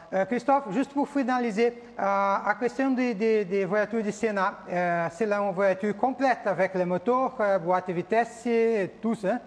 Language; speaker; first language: French; non-native, learner; Portuguese